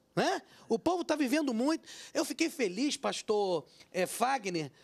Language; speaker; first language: Portuguese; native; Portuguese